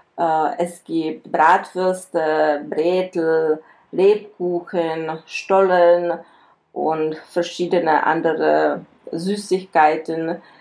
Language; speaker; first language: German; non-native, fluent; Czech